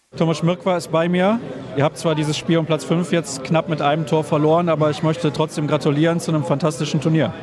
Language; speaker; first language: German; native; German